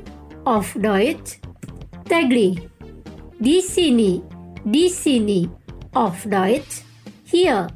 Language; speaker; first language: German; non-native, fluent; Indonesian